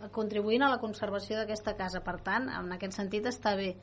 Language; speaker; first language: Catalan; native; Catalan